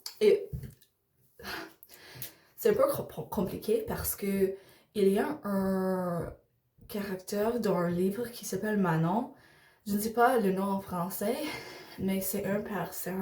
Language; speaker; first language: French; non-native, learner; English